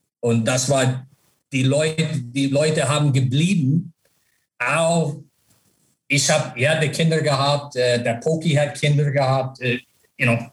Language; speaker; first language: German; non-native, fluent; English